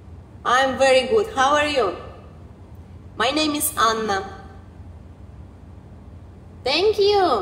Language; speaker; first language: English; non-native, learner; Romanian